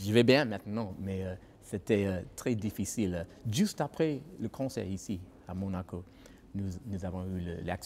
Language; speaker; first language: French; non-native, fluent; English